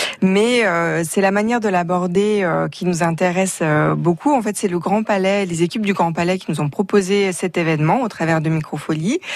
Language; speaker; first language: French; native; French